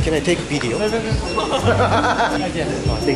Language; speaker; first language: English; non-native, learner; Korean